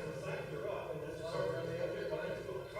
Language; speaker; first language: English; native; English